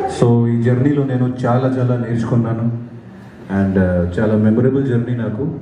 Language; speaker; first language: Telugu; non-native, fluent; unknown